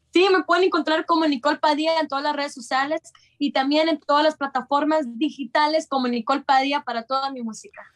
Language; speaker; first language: Spanish; early bilingual, heritage; Spanish